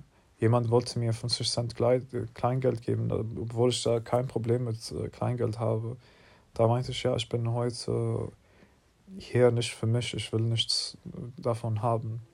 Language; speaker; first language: German; non-native, learner; English